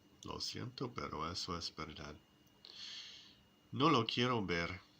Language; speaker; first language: Spanish; non-native, learner; English